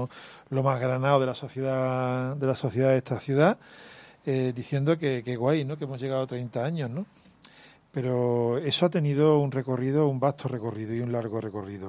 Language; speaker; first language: Spanish; native; Spanish